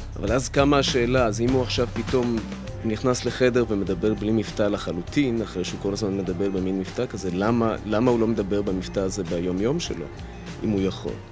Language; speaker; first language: Hebrew; early bilingual, other home language; Russian